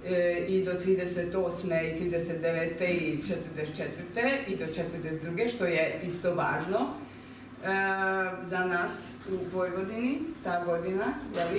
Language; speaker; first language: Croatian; non-native, local second language; Hungarian